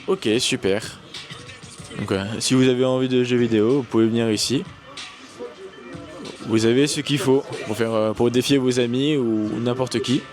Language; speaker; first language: French; native; French